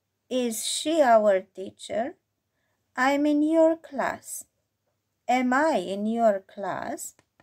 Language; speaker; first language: English; non-native, fluent; Romanian